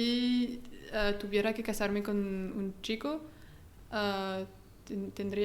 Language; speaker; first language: Spanish; non-native, learner; French